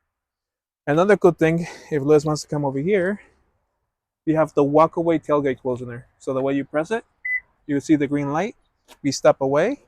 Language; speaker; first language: English; native; English